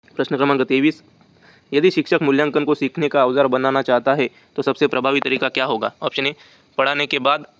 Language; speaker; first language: Hindi; non-native, local second language; Marathi